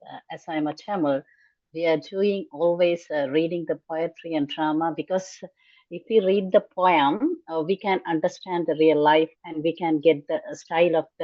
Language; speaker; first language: English; non-native, learner; Tamil